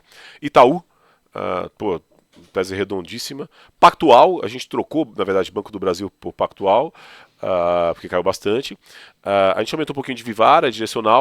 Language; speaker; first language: Portuguese; native; Portuguese